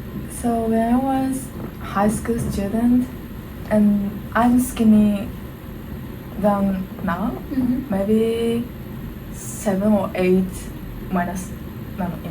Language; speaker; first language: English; non-native, learner; Japanese